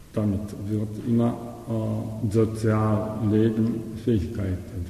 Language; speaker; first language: German; non-native, learner; Japanese